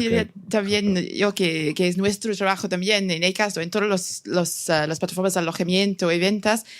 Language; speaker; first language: Spanish; non-native, fluent; English